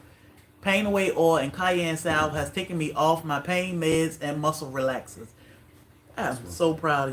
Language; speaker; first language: English; native; English